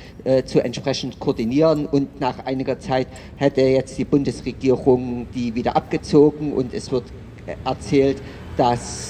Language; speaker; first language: German; native; German